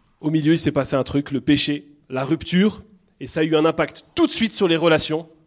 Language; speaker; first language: French; native; French